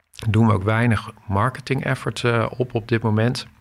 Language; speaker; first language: Dutch; native; Dutch